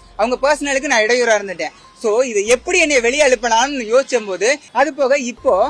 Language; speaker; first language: Tamil; native; Tamil